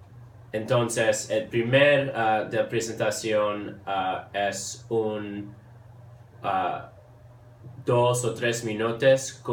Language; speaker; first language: Spanish; early bilingual, heritage; English